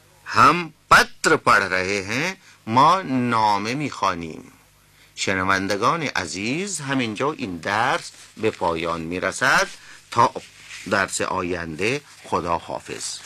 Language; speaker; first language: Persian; non-native, fluent; Urdu